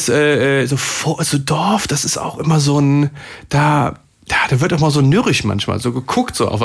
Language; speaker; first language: German; native; German